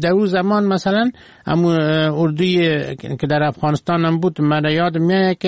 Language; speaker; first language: Persian; native; Persian